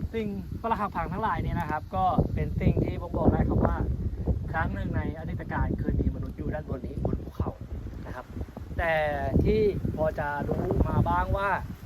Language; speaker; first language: Thai; native; Thai